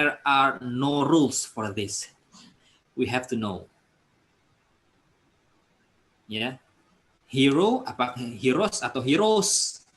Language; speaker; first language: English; non-native, fluent; Indonesian